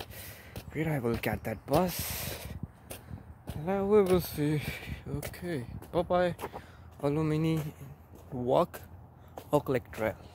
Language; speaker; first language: English; non-native, learner; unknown